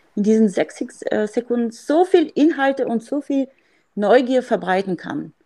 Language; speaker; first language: German; non-native, fluent; French